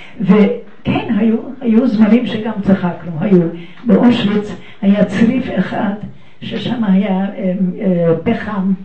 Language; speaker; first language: Hebrew; non-native, fluent; Yiddish